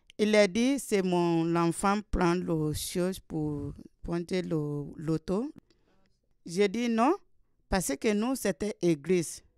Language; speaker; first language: French; non-native, learner; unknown